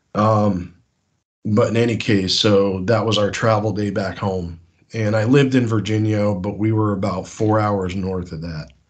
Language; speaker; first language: English; native; English